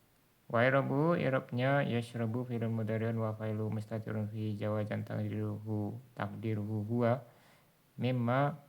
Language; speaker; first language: Arabic; non-native, fluent; Indonesian